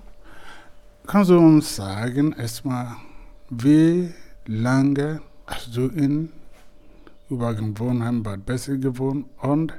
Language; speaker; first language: German; non-native, fluent; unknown